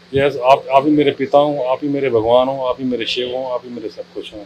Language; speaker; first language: Hindi; native; Hindi